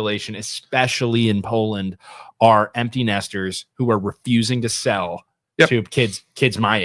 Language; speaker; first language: English; native; English